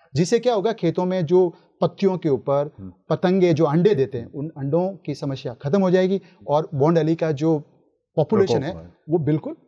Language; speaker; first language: Hindi; native; Hindi